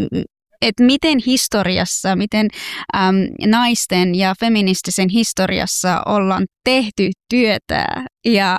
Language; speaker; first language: Finnish; non-native, fluent; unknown